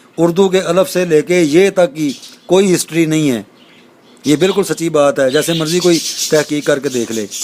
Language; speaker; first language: Urdu; native; Urdu